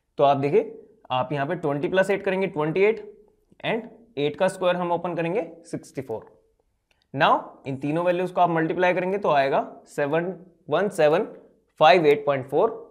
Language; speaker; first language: Hindi; native; Hindi